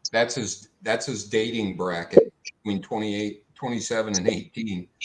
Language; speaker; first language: English; native; English